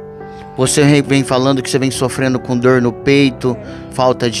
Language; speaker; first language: Portuguese; native; Portuguese